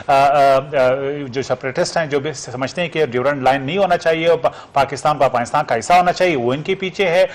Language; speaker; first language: Urdu; non-native, local second language; Pashto